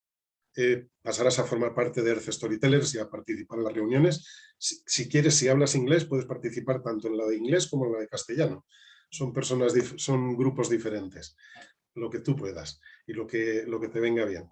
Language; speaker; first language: Spanish; native; Spanish